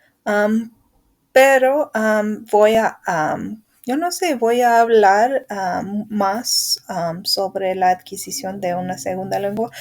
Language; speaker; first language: Spanish; non-native, fluent; English